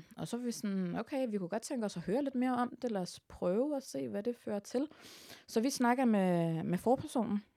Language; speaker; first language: Danish; early bilingual, other home language; Arabic